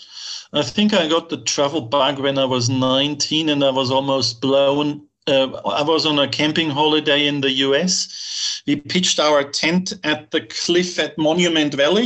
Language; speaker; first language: English; non-native, fluent; German